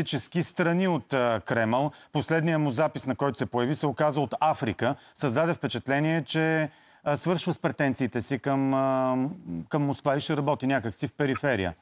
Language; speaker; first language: Bulgarian; native; Bulgarian